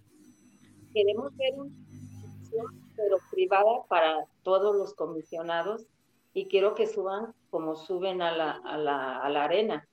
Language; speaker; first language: Spanish; native; Spanish